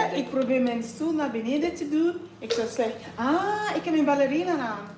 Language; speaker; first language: Dutch; non-native, learner; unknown